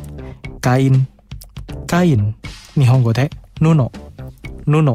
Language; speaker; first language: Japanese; non-native, fluent; Indonesian